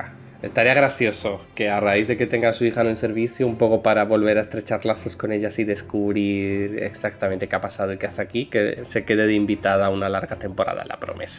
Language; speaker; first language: Spanish; native; Spanish